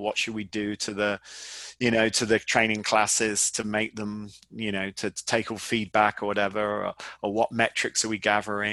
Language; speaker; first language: English; native; English